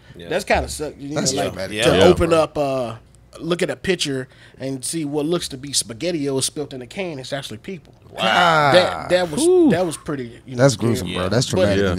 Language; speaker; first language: English; native; English